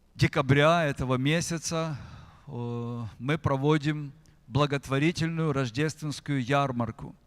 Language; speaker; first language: Russian; native; Russian